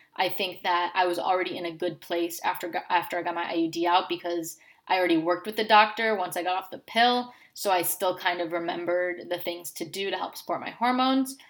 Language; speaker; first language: English; native; English